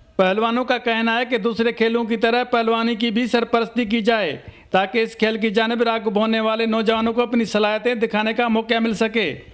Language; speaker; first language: Urdu; non-native, local second language; Sindhi